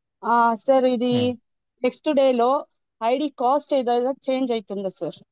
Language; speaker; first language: Telugu; non-native, learner; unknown